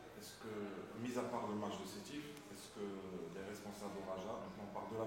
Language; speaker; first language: French; non-native, local second language; Arabic